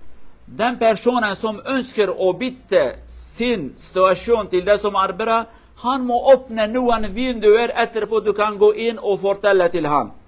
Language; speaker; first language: Norwegian; non-native, learner; Central Kurdish